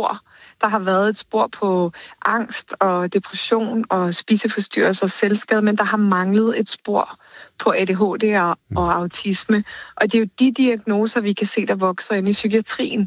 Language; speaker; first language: Danish; native; Danish